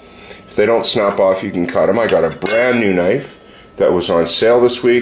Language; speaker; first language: English; native; English